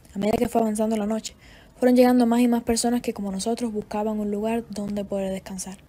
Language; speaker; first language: Spanish; native; Spanish